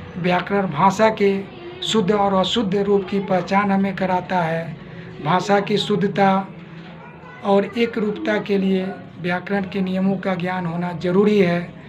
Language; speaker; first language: Hindi; native; Hindi